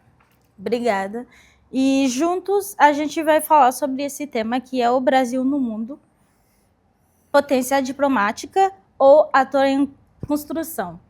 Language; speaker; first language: Portuguese; non-native, fluent; Haitian Creole